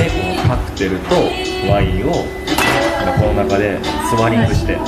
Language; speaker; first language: Japanese; native; Japanese